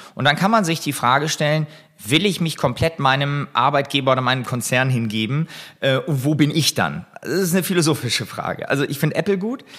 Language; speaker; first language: German; native; German